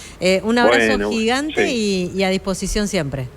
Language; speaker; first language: Spanish; native; Spanish